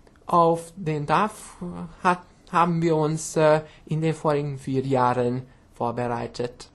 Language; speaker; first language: German; non-native, fluent; Hungarian